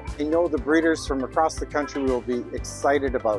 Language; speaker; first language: English; native; English